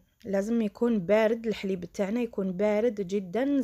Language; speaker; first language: Arabic; native; Arabic